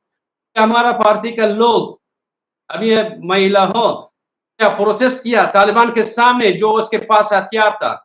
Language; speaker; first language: Hindi; non-native, learner; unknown